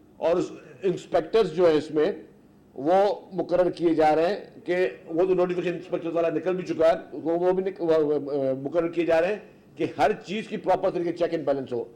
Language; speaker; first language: Urdu; non-native, local second language; Sindhi